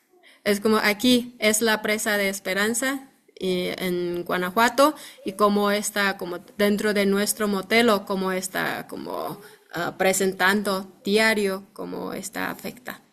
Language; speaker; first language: Spanish; non-native, fluent; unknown